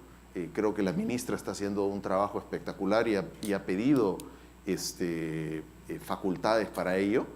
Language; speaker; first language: Spanish; native; Spanish